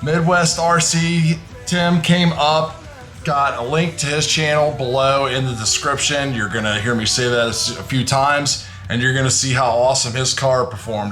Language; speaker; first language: English; native; English